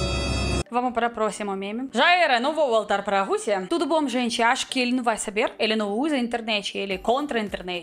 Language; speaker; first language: Portuguese; non-native, learner; Russian